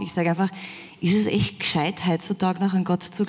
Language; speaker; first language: German; native; German